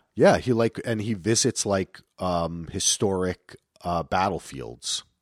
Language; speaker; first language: English; native; English